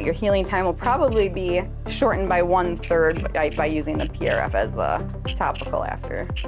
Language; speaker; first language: English; native; English